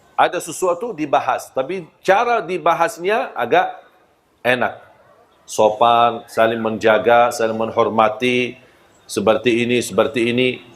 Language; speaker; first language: Malay; non-native, fluent; Arabic